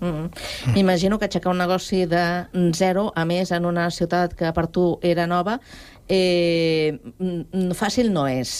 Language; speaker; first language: Catalan; native; Catalan